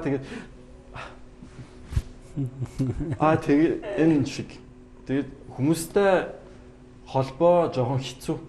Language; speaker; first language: Mongolian; non-native, learner; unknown